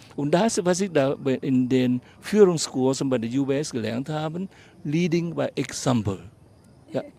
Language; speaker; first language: German; non-native, fluent; Vietnamese